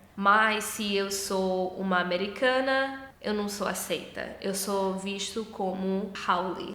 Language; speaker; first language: Portuguese; early bilingual, heritage; Portuguese